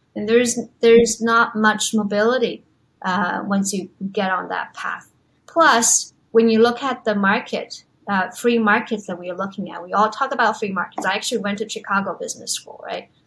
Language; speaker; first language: English; non-native, fluent; Chinese